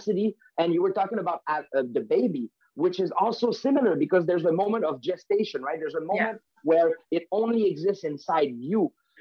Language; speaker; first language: English; non-native, fluent; French